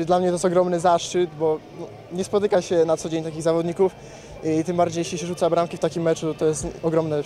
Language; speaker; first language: Polish; native; Polish